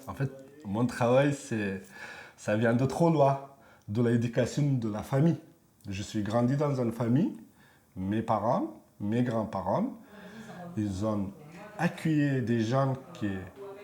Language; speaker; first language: French; non-native, fluent; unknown